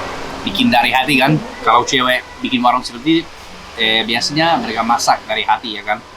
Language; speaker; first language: Indonesian; non-native, fluent; English